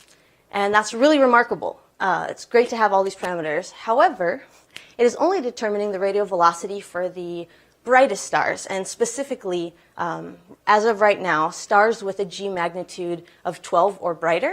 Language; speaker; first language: English; native; English